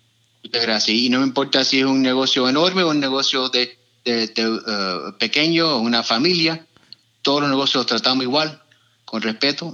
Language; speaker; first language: Spanish; early bilingual, heritage; Spanish